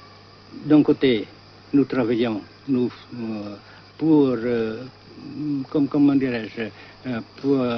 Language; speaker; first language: French; non-native, local second language; Vietnamese